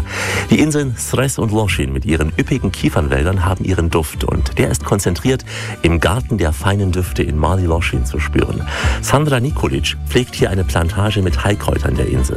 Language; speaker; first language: German; native; German